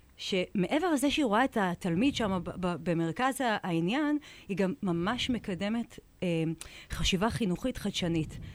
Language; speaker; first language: Hebrew; native; Hebrew